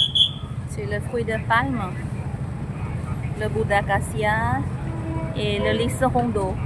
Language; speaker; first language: French; non-native, fluent; Thai